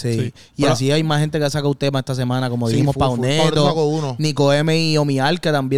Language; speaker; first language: Spanish; native; Spanish